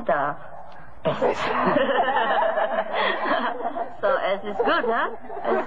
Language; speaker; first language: German; non-native, learner; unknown